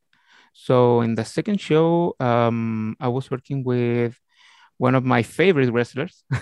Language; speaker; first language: English; non-native, learner; Spanish